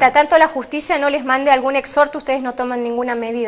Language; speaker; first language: Spanish; native; Spanish